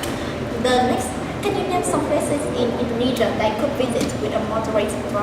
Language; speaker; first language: English; non-native, learner; Vietnamese